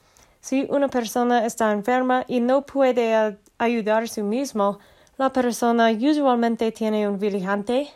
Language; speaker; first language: Spanish; non-native, learner; English